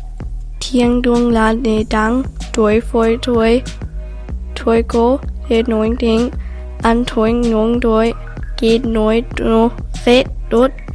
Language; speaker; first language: Vietnamese; early bilingual, heritage; German